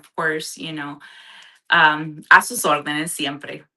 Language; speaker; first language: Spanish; early bilingual, heritage; Spanish